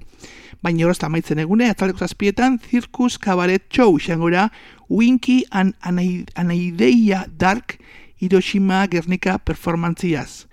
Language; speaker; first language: Basque; native; Basque